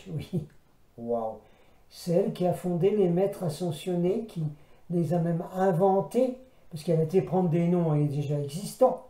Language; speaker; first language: French; native; French